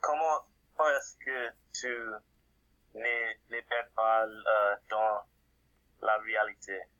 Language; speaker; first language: French; non-native, learner; English